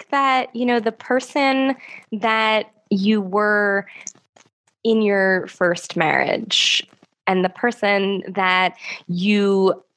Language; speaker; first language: English; native; English